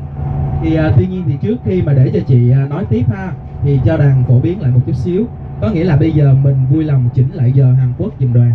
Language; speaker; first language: Vietnamese; native; Vietnamese